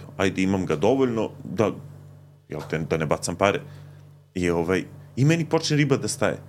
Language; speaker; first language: Serbian; native; Serbian